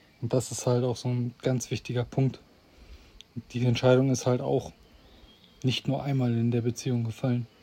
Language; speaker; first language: German; native; German